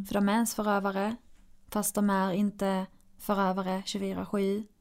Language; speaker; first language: Swedish; early bilingual, other home language; Arabic